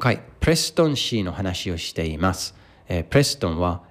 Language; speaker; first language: Japanese; non-native, fluent; English